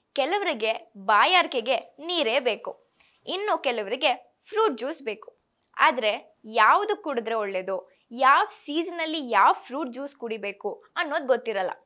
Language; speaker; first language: Kannada; native; Kannada